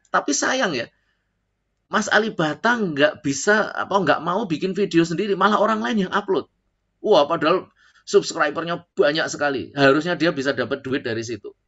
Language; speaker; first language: Indonesian; native; Indonesian